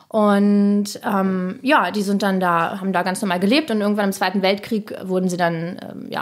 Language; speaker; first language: German; early bilingual, other home language; Russian